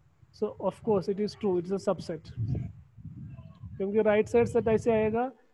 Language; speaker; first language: English; non-native, local second language; Malayalam